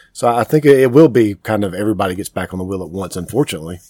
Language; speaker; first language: English; native; English